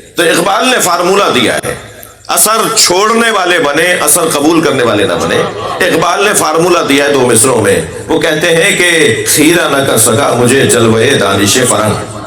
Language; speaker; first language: Urdu; native; Urdu